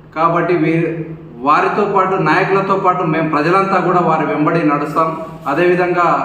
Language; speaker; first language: Telugu; native; Telugu